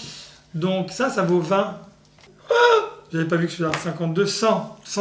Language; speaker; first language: French; native; French